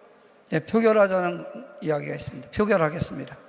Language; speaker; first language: Korean; native; Korean